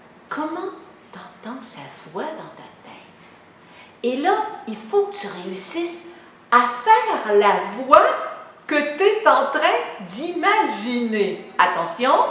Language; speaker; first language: French; native; French